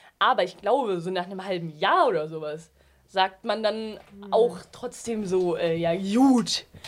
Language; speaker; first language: German; early bilingual, other home language; Slovenian